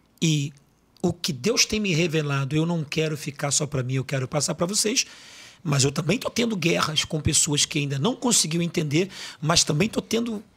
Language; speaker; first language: Portuguese; native; Portuguese